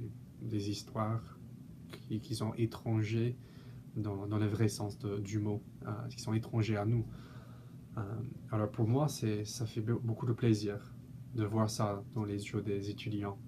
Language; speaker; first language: French; non-native, fluent; English